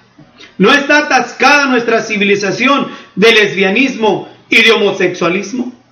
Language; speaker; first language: Spanish; native; Spanish